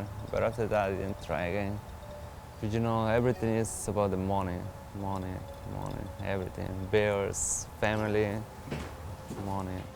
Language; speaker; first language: English; non-native, fluent; Spanish